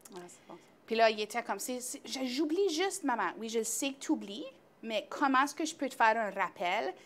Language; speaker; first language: French; native; French